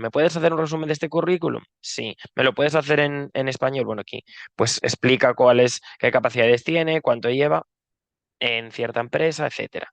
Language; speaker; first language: Spanish; native; Spanish